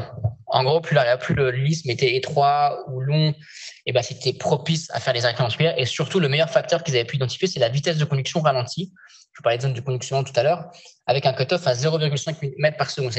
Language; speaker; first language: French; native; French